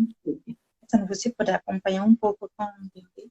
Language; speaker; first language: Portuguese; non-native, learner; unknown